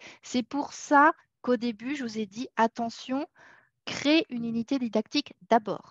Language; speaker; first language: French; native; French